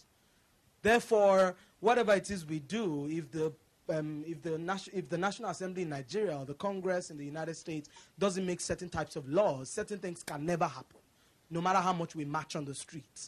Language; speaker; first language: English; non-native, local second language; Yoruba